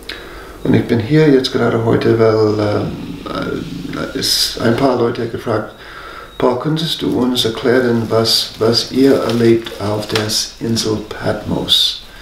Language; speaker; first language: German; non-native, fluent; English